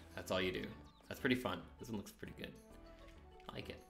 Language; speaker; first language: English; native; English